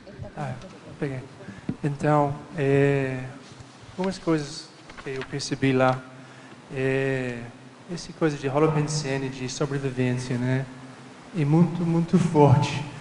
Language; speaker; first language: Portuguese; non-native, fluent; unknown